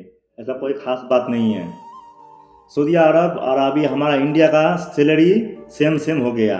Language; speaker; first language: Hindi; non-native, local second language; Bangla